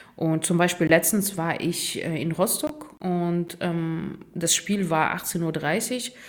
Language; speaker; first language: German; non-native, fluent; Russian